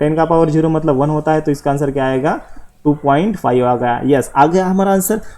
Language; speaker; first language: Hindi; non-native, local second language; Marathi